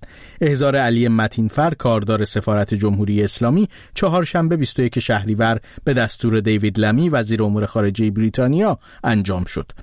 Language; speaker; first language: Persian; native; Persian